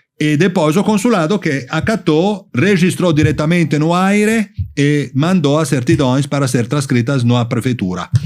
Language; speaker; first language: Portuguese; non-native, fluent; Italian